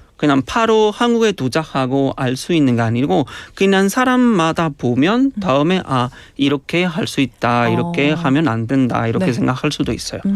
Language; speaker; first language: Korean; non-native, fluent; Spanish